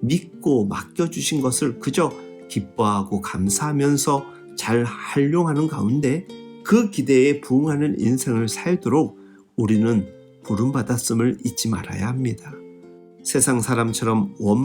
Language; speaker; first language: Korean; native; Korean